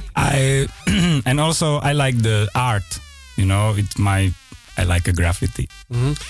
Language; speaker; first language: English; non-native, fluent; Czech